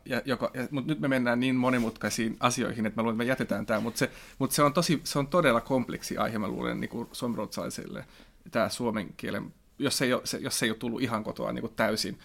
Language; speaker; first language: Finnish; non-native, local second language; Swedish